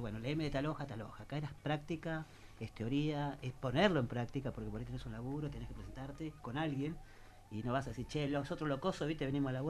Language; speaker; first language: Spanish; native; Spanish